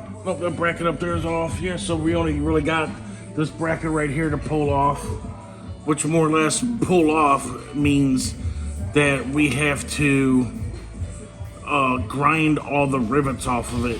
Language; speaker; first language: English; native; English